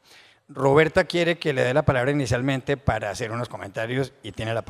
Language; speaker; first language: Spanish; native; Spanish